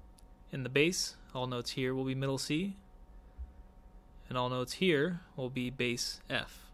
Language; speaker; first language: English; native; English